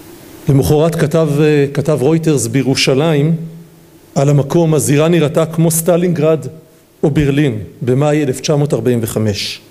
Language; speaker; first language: Hebrew; native; Hebrew